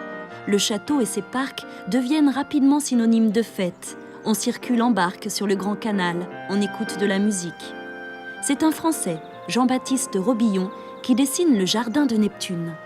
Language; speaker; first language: French; native; French